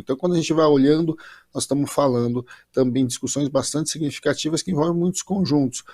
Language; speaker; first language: Portuguese; native; Portuguese